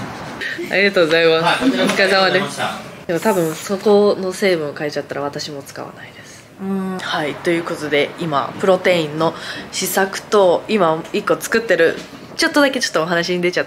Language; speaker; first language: Japanese; native; Japanese